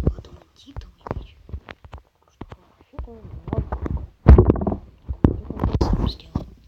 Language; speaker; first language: Russian; native; Russian